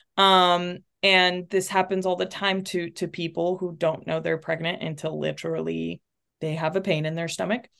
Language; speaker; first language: English; early bilingual, other home language; Spanish